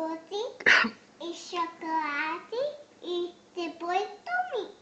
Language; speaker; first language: Portuguese; early bilingual, heritage; Portuguese